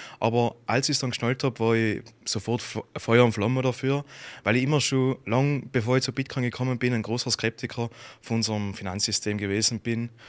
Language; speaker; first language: German; native; German